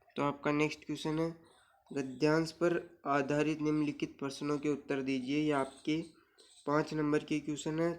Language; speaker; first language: Hindi; native; Hindi